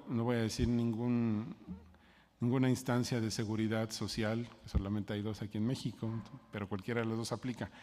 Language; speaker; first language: Spanish; native; Spanish